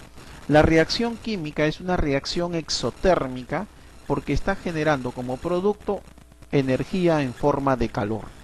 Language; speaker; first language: Spanish; native; Spanish